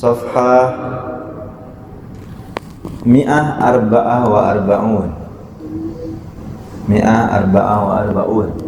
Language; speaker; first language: Arabic; non-native, fluent; Indonesian